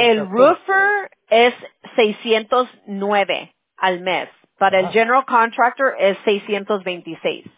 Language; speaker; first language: Spanish; early bilingual, heritage; Spanish